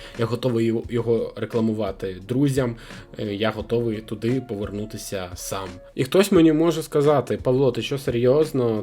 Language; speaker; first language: Ukrainian; native; Ukrainian